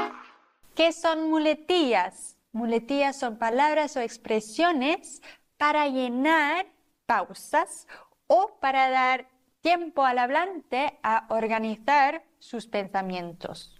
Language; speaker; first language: Spanish; non-native, fluent; German